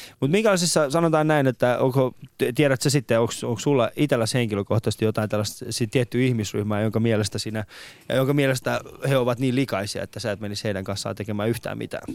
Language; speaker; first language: Finnish; non-native, fluent; Persian